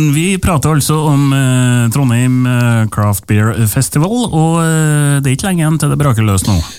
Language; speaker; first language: Norwegian; native; Norwegian